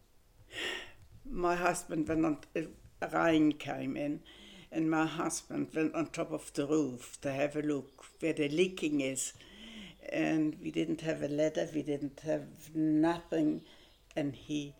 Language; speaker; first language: English; non-native, fluent; German